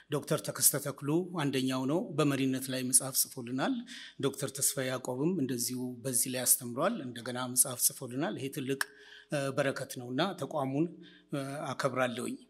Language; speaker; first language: Amharic; native; Amharic